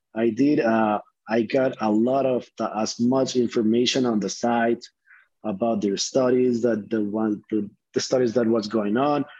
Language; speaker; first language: English; non-native, fluent; Spanish